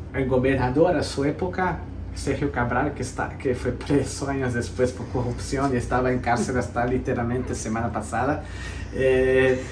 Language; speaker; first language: Spanish; early bilingual, heritage; Spanish